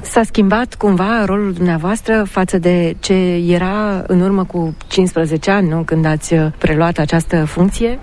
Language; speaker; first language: Romanian; native; Romanian